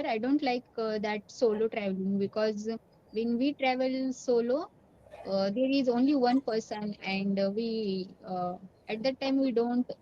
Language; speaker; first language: English; non-native, learner; Marathi